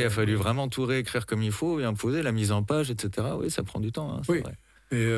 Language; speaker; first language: French; native; French